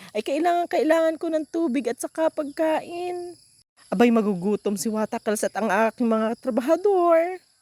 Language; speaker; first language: Filipino; native; Filipino